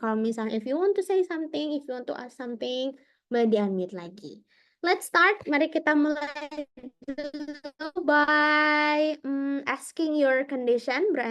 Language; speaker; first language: English; non-native, local second language; Indonesian